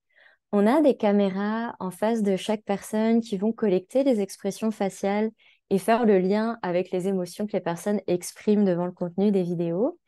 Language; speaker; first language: French; native; French